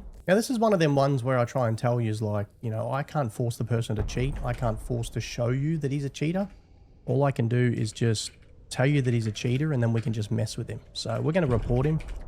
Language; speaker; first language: English; native; English